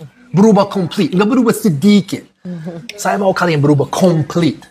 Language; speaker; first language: Indonesian; non-native, learner; English